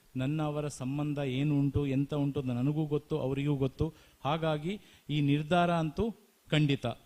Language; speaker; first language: Kannada; non-native, local second language; Tulu